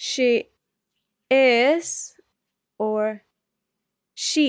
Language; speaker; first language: English; non-native, learner; Spanish